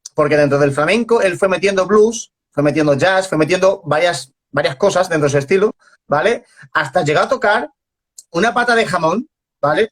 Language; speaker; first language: Spanish; native; Spanish